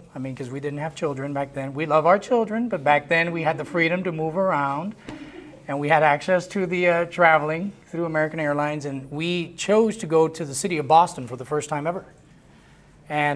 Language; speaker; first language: English; non-native, local second language; Spanish